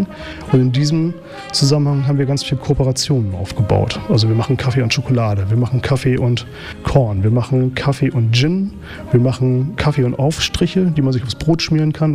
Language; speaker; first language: German; native; German